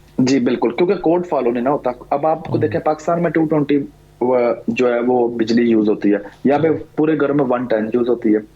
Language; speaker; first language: Urdu; non-native, local second language; Punjabi